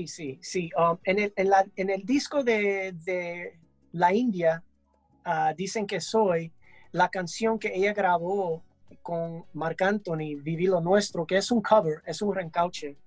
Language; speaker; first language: Spanish; early bilingual, heritage; English